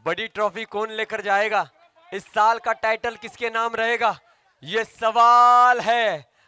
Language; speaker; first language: Hindi; non-native, local second language; Marathi